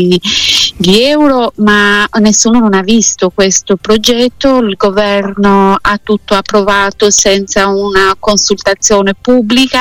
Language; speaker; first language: Italian; non-native, fluent; Albanian